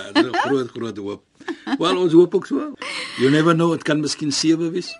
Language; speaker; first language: Afrikaans; non-native, fluent; Arabic